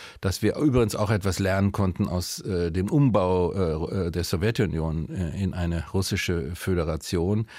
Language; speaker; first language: German; native; German